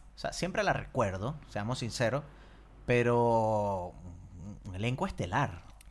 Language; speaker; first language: Spanish; native; Spanish